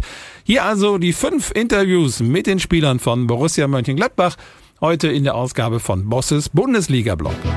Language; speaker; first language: German; native; German